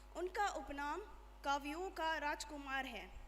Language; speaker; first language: Hindi; non-native, learner; Arabic